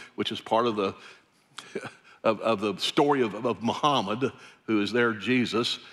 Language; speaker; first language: English; native; English